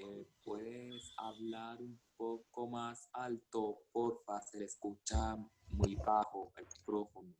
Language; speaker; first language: Spanish; native; Spanish